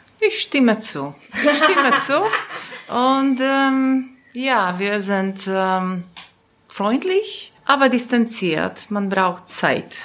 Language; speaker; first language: German; non-native, learner; Latvian